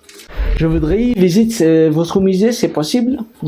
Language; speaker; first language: French; non-native, learner; English